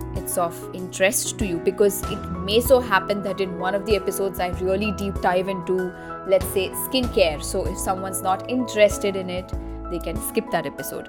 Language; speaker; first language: English; non-native, local second language; Marathi